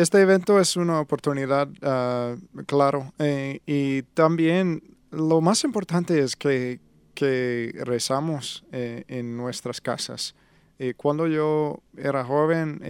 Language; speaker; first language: Spanish; non-native, learner; English